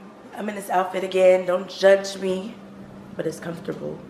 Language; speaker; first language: English; native; English